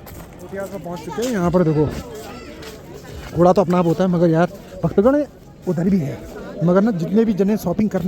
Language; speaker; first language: Hindi; native; Hindi